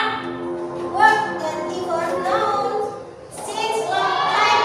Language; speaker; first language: English; non-native, learner; Indonesian